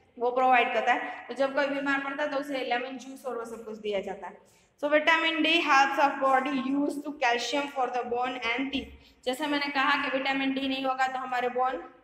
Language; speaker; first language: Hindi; non-native, local second language; Gujarati